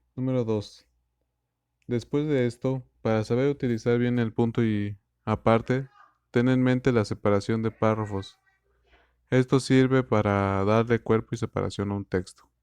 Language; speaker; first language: Spanish; native; Spanish